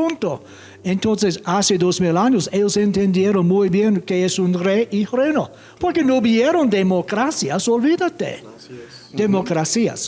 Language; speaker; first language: Spanish; non-native, fluent; English